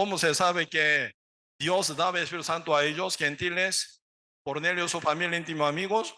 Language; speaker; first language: Spanish; non-native, learner; Korean